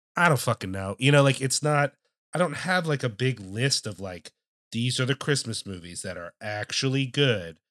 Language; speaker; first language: English; native; English